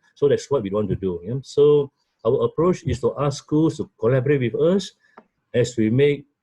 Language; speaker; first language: English; non-native, local second language; Malay